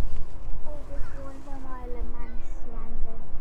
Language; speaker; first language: English; native; English